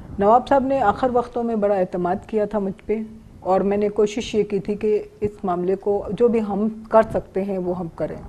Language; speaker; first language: Urdu; non-native, local second language; Baluchi